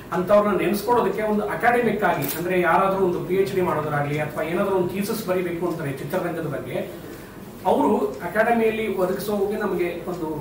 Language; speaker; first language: Kannada; native; Kannada